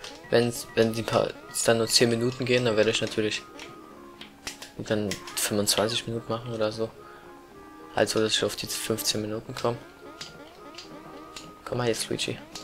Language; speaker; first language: German; native; German